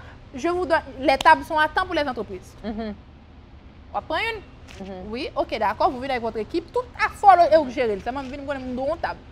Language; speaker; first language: French; non-native, local second language; Haitian Creole